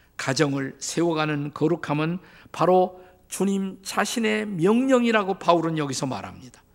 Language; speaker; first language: Korean; native; Korean